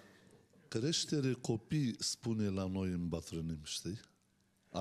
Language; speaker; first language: Romanian; non-native, learner; Turkish